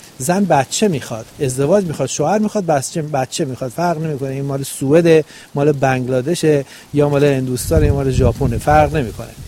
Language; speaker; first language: Persian; native; Persian